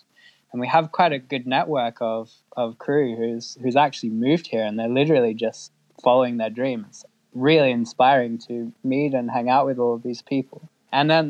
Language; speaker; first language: English; native; English